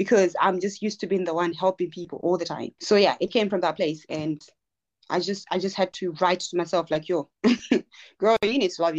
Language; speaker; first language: English; non-native, local second language; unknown